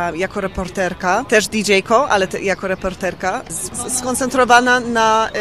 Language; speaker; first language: Polish; early bilingual, heritage; English